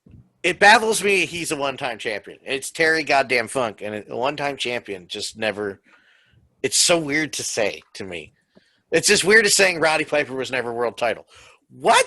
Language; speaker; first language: English; native; English